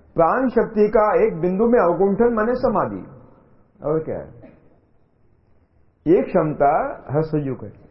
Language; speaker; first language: Hindi; non-native, local second language; Marathi